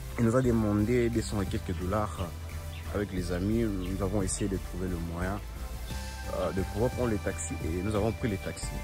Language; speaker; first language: French; non-native, local second language; Swahili